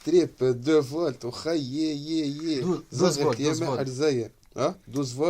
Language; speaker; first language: Arabic; native; Arabic